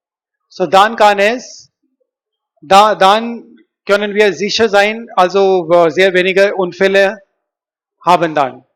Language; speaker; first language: German; non-native, learner; Hindi